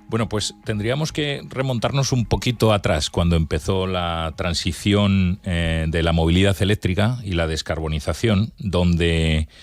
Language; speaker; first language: Spanish; native; Spanish